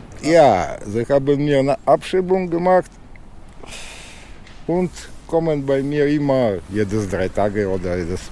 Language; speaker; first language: German; non-native, learner; Russian